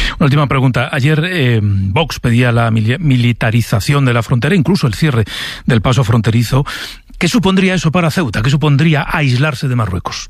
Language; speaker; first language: Spanish; native; Spanish